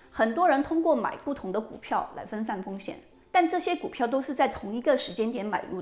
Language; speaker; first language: Chinese; native; Chinese